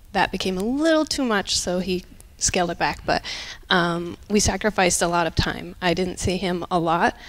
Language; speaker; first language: English; native; English